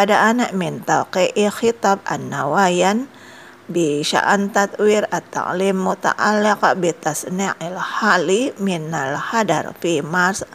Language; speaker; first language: Arabic; non-native, fluent; Indonesian